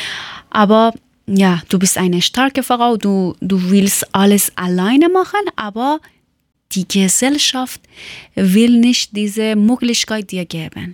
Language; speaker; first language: German; non-native, fluent; Persian